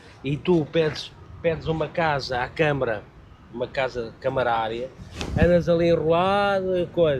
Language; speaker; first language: Portuguese; native; Portuguese